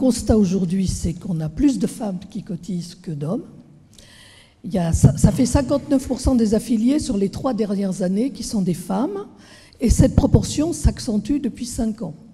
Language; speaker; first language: French; native; French